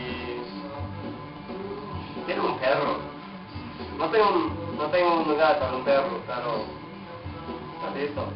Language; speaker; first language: Spanish; non-native, learner; English